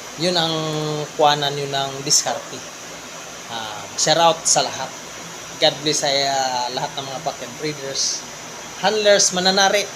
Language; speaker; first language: Filipino; non-native, local second language; Cebuano